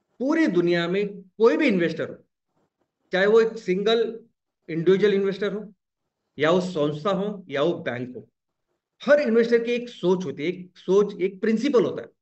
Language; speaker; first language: Hindi; non-native, local second language; Marathi